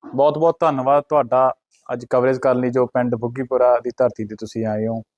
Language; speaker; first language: Punjabi; native; Punjabi